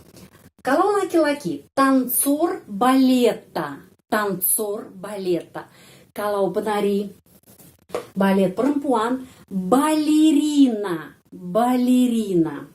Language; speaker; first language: Indonesian; non-native, fluent; Russian